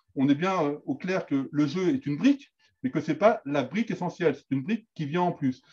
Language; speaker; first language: French; native; French